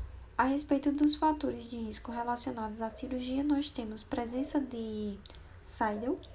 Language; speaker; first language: Portuguese; native; Portuguese